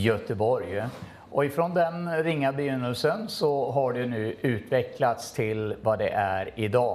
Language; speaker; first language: Swedish; native; Swedish